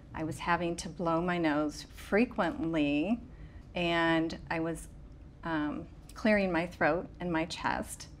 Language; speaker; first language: English; native; English